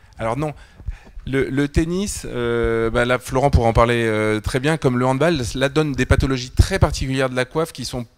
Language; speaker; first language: French; native; French